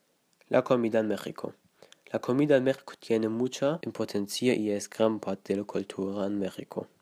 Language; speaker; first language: Spanish; non-native, learner; German